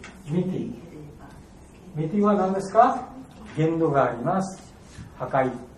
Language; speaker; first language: Japanese; non-native, fluent; Bangla